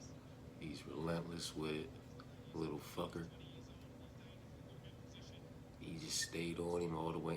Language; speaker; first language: English; native; English